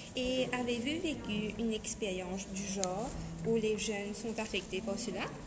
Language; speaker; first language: French; non-native, local second language; Morisyen